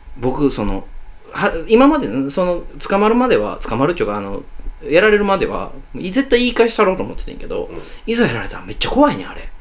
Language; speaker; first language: Japanese; native; Japanese